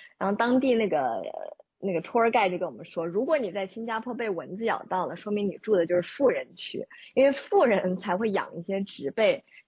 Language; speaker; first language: Chinese; native; Chinese